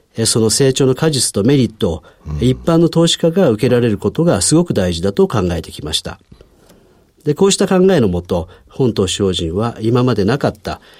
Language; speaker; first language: Japanese; native; Japanese